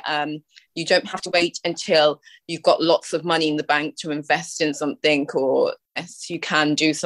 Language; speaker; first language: English; native; English